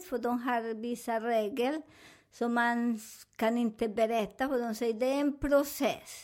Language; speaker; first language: Swedish; non-native, learner; Spanish